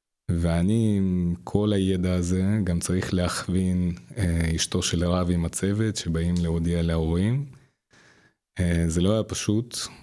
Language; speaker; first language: Hebrew; non-native, fluent; Russian